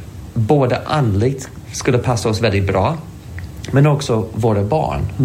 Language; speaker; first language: Swedish; non-native, fluent; English